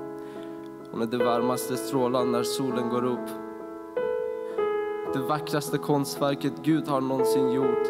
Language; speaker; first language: Swedish; non-native, fluent; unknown